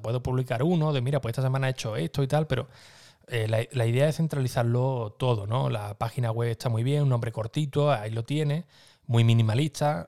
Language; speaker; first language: Spanish; native; Spanish